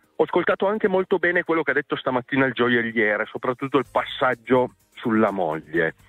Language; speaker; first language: Italian; native; Italian